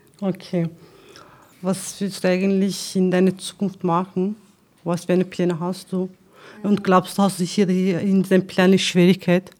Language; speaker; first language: German; non-native, learner; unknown